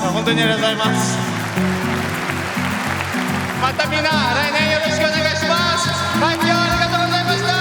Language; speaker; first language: Japanese; non-native, learner; Portuguese